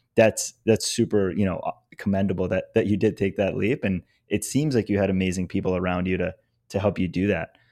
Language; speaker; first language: English; native; English